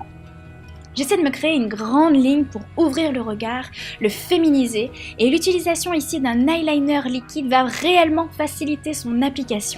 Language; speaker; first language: French; native; French